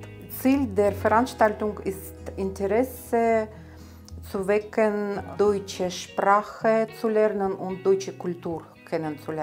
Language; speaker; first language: German; non-native, fluent; Russian